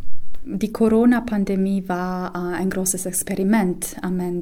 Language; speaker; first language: German; non-native, fluent; Italian